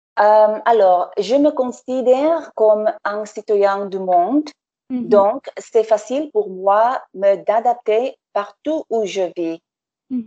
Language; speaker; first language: French; non-native, fluent; English